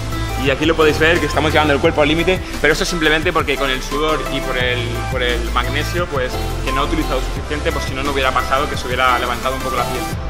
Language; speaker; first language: Spanish; native; Spanish